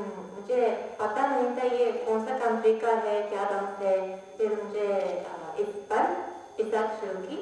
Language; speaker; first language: Hindi; non-native, learner; Japanese